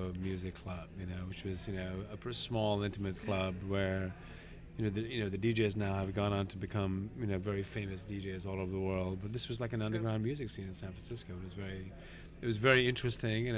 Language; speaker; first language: English; non-native, local second language; Hindi